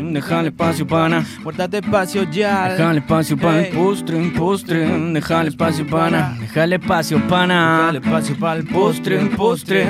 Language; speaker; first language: Spanish; native; Spanish